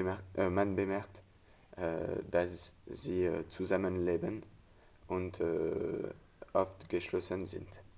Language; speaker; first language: German; non-native, learner; French